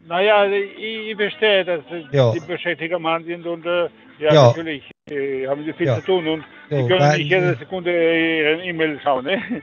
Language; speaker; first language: German; non-native, fluent; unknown